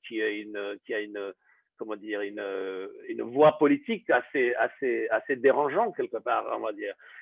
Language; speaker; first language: French; non-native, fluent; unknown